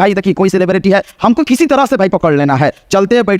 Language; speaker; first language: Hindi; non-native, local second language; Bhojpuri